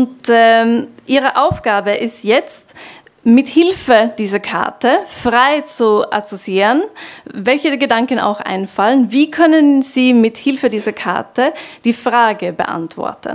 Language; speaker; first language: German; non-native, fluent; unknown